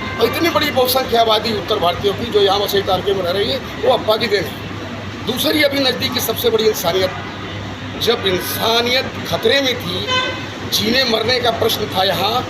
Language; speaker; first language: Hindi; native; Hindi